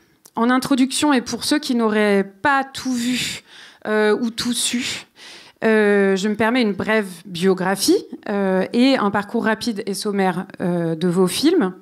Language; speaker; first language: French; native; French